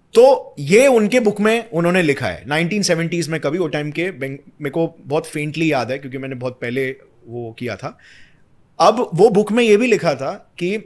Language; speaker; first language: Hindi; native; Hindi